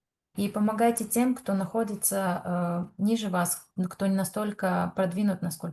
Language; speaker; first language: Russian; native; Russian